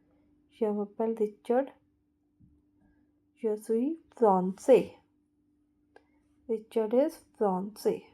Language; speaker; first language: French; non-native, fluent; Hindi